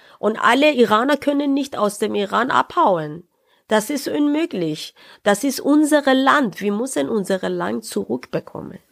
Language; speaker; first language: German; non-native, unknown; Persian